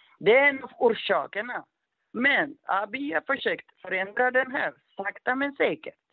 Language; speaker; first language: Swedish; non-native, fluent; Amharic